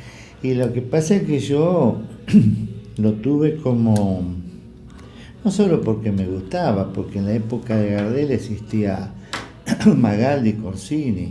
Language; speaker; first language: Spanish; native; Spanish